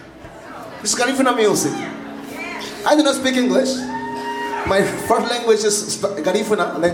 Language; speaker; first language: English; non-native, learner; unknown